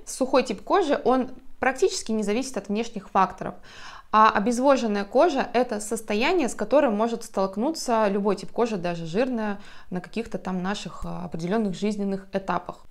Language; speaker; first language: Russian; native; Russian